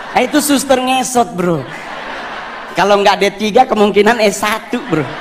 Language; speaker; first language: Indonesian; native; Indonesian